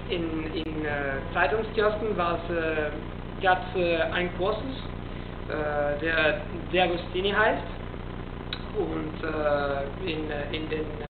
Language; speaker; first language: German; non-native, fluent; Italian